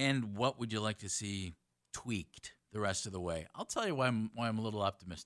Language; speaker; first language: English; native; English